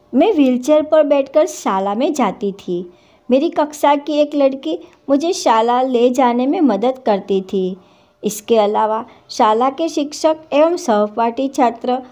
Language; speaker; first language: Hindi; non-native, local second language; Gujarati